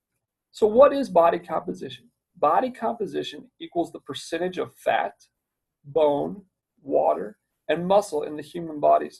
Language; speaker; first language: English; native; English